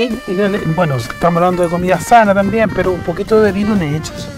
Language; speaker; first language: Spanish; native; Spanish